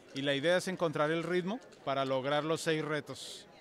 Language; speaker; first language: Spanish; native; Spanish